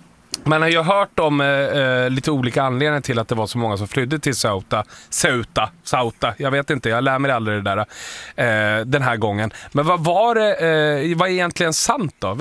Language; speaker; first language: Swedish; native; Swedish